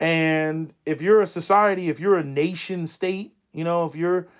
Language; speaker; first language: English; native; English